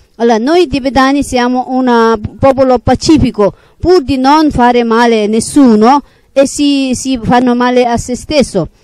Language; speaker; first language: Italian; non-native, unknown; Tibetan